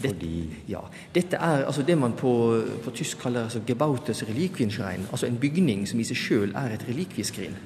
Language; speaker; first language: Norwegian; native; Norwegian